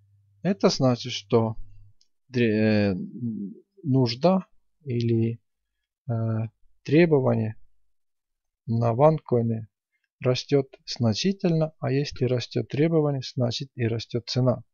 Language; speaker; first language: Russian; non-native, fluent; Estonian